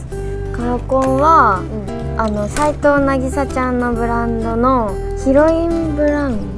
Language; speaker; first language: Japanese; native; Japanese